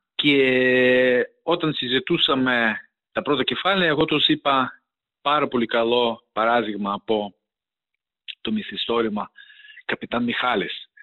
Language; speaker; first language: Greek; non-native, fluent; Ukrainian